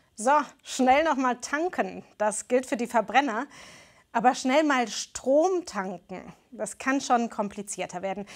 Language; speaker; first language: German; native; German